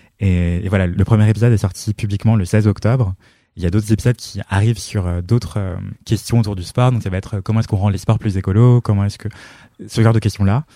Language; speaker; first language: French; native; French